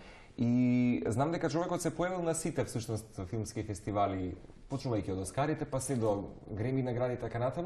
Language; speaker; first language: Macedonian; native; Macedonian